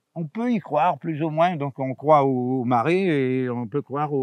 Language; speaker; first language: French; native; French